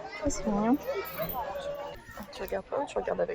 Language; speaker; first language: French; native; French